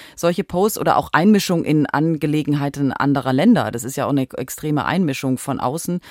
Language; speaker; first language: German; native; German